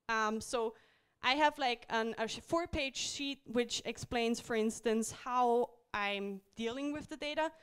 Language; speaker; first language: English; non-native, fluent; German